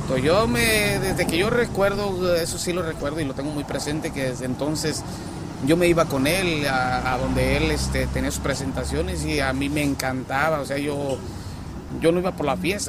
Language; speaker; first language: Spanish; native; Spanish